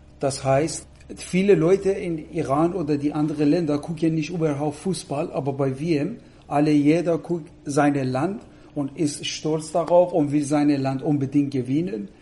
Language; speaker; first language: German; non-native, learner; Persian